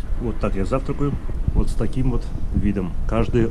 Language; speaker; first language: Russian; native; Russian